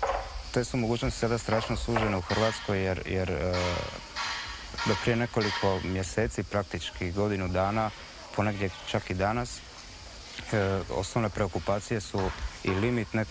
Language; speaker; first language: Croatian; native; Croatian